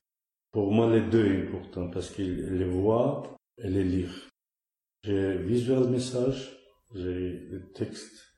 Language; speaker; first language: French; non-native, learner; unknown